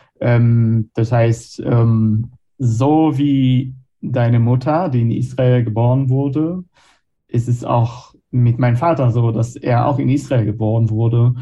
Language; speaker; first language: German; non-native, fluent; Hebrew